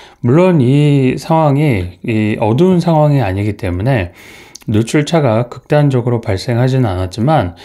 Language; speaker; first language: Korean; native; Korean